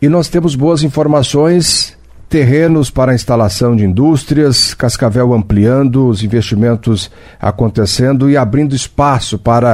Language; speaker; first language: Portuguese; native; Portuguese